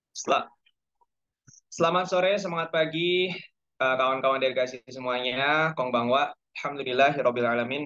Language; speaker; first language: Indonesian; native; Indonesian